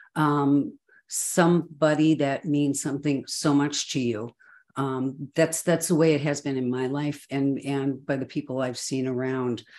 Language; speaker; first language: English; native; English